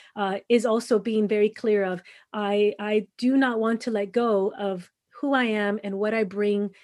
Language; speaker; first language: English; native; English